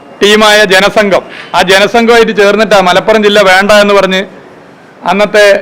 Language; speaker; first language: Malayalam; native; Malayalam